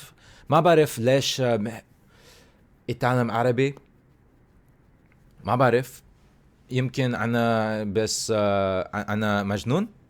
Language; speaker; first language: Arabic; non-native, learner; English